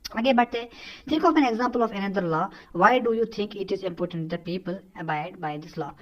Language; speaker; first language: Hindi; non-native, local second language; Kashmiri